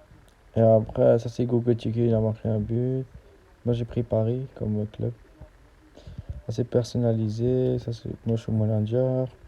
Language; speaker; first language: French; native; French